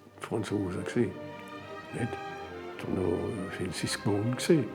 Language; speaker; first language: German; non-native, local second language; Swiss German